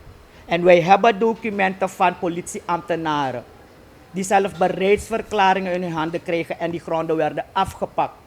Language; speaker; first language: Dutch; native; Dutch